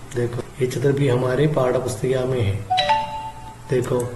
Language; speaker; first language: Hindi; non-native, local second language; Malayalam